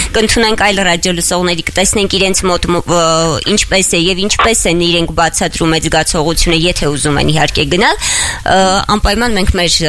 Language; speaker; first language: Armenian; native; Armenian